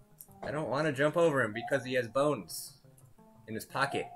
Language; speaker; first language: English; native; English